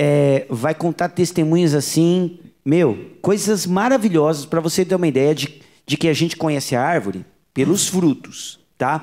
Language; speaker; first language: Portuguese; native; Portuguese